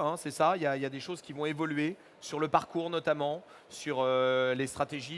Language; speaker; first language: French; native; French